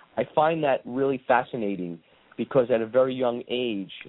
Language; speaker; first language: English; native; English